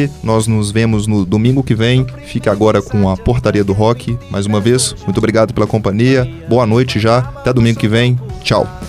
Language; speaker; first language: Portuguese; native; Portuguese